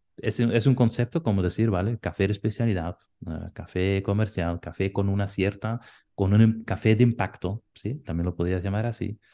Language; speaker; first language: Spanish; non-native, fluent; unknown